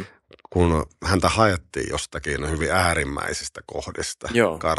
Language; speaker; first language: Finnish; native; Finnish